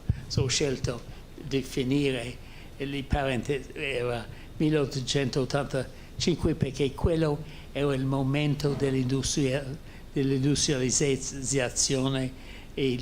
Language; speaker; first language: Italian; non-native, fluent; English